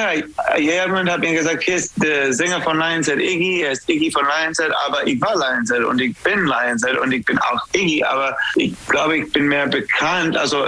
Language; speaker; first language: German; non-native, learner; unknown